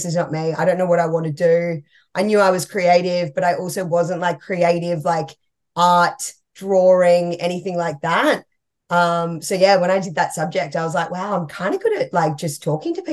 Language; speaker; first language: English; native; English